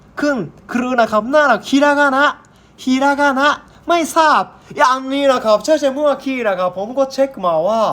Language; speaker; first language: Thai; non-native, learner; Japanese